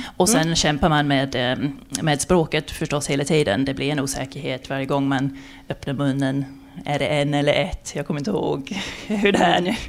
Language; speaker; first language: Swedish; non-native, fluent; English